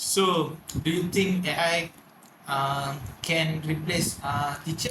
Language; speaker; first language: English; non-native, learner; Malay